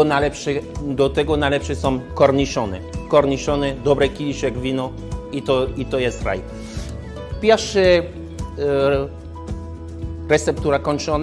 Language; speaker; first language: Polish; non-native, learner; French